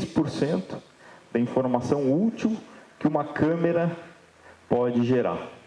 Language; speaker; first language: Portuguese; native; Portuguese